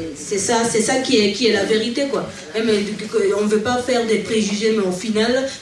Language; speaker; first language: French; non-native, local second language; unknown